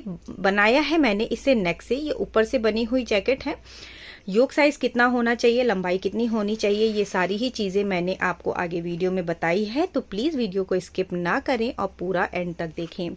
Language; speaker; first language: Hindi; native; Hindi